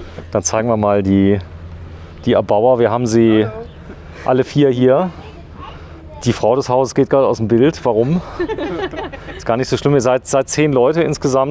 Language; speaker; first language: German; native; German